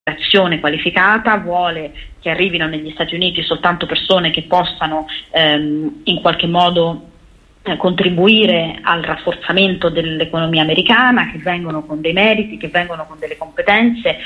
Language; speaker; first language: Italian; native; Italian